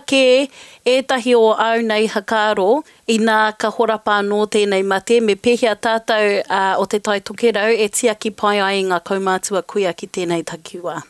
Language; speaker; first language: Māori; native; Māori